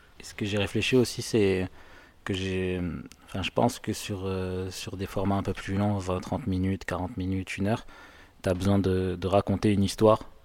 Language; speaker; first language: French; non-native, local second language; Arabic